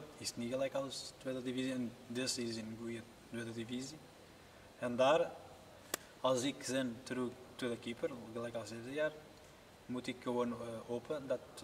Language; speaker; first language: Dutch; non-native, learner; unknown